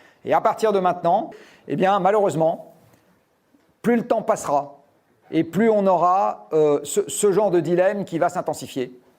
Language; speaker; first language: French; native; French